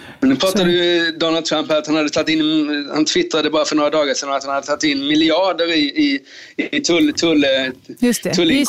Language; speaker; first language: Swedish; native; Swedish